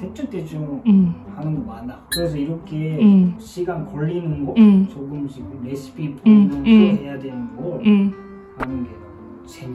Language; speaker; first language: Korean; non-native, learner; Japanese